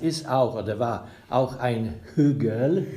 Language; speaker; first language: German; non-native, fluent; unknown